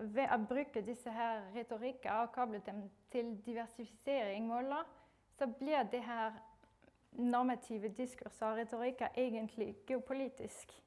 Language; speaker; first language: Norwegian; non-native, fluent; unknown